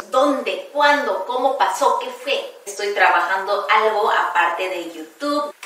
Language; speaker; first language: Spanish; early bilingual, heritage; Korean